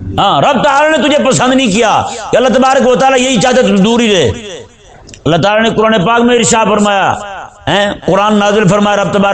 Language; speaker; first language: Urdu; non-native, local second language; Punjabi